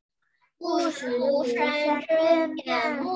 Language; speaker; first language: Chinese; early bilingual, heritage; Chinese